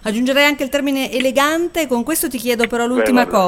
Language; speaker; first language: Italian; native; Italian